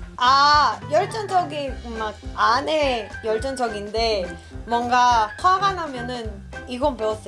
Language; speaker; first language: Korean; non-native, fluent; Spanish